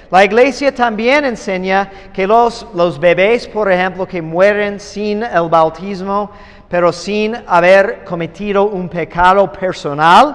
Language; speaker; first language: Spanish; non-native, fluent; English